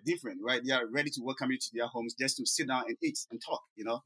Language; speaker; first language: English; non-native, local second language; Akan